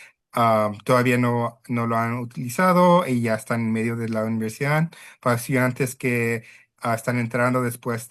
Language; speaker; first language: Spanish; early bilingual, heritage; Spanish